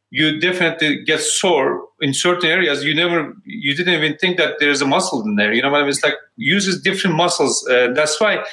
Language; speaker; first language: English; non-native, fluent; Turkish